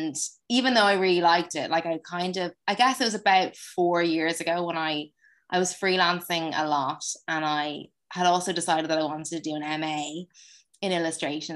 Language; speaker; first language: English; native; English